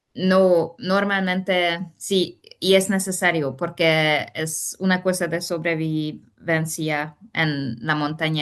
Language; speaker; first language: Spanish; non-native, fluent; Hungarian